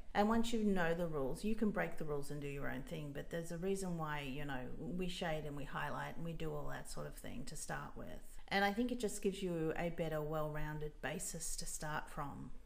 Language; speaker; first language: English; native; English